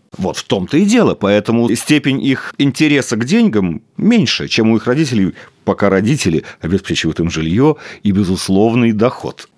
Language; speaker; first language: Russian; native; Russian